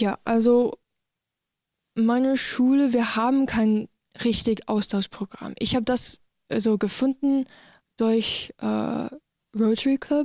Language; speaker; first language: German; non-native, learner; English